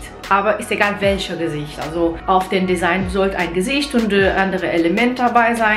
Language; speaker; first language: German; non-native, fluent; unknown